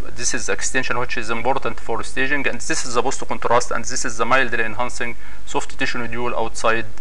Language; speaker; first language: English; non-native, fluent; Arabic